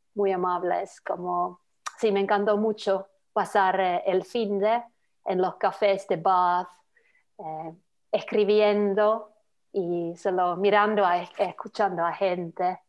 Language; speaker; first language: Spanish; non-native, fluent; Finnish